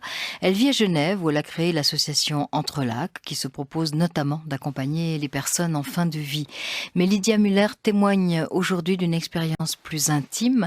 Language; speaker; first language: French; native; French